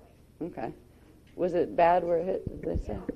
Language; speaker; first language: English; native; English